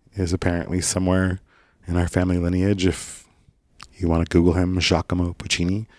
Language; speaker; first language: English; early bilingual, other home language; Italian